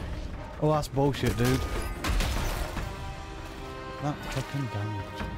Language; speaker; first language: English; native; English